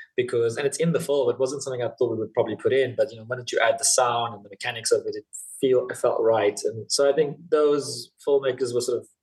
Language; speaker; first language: English; native; English